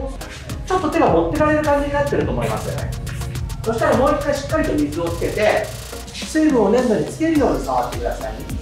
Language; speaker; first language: Japanese; native; Japanese